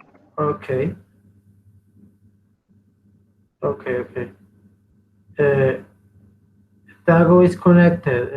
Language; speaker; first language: English; non-native, learner; Spanish